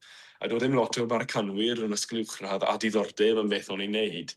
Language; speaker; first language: Welsh; non-native, fluent; English